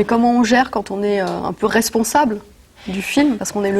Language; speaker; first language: French; native; French